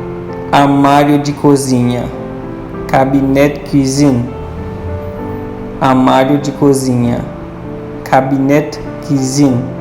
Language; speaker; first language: Portuguese; non-native, fluent; Haitian Creole